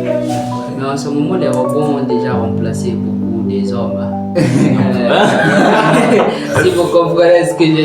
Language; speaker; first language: French; non-native, learner; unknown